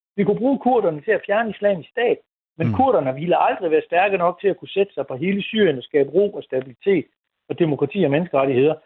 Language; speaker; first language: Danish; native; Danish